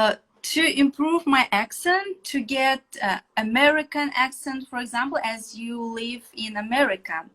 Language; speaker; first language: English; non-native, fluent; Kazakh